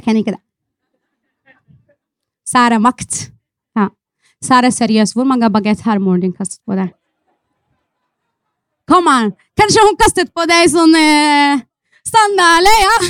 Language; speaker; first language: Norwegian; non-native, fluent; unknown